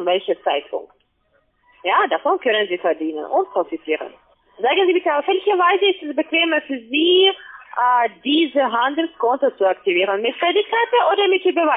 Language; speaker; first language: German; non-native, fluent; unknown